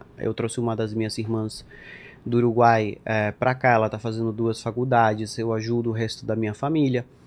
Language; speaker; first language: Portuguese; non-native, fluent; Spanish